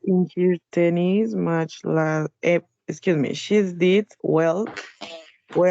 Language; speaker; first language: English; non-native, learner; Spanish